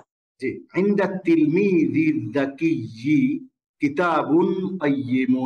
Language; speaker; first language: Arabic; non-native, fluent; Bangla